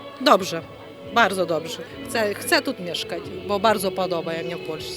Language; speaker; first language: Polish; non-native, learner; Ukrainian